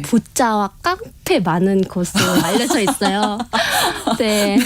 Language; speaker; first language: Korean; non-native, fluent; Vietnamese